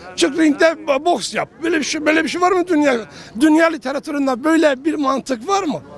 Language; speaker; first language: Turkish; non-native, local second language; Kurdish